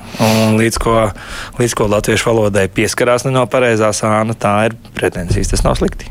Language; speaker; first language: Latvian; native; Latvian